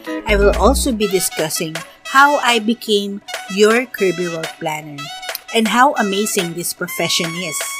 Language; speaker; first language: English; non-native, local second language; Filipino